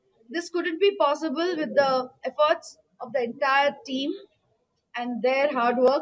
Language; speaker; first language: English; non-native, local second language; Telugu